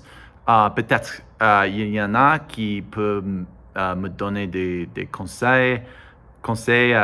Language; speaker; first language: French; non-native, learner; English